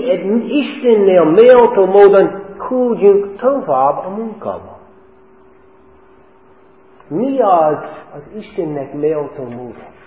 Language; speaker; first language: Hungarian; non-native, fluent; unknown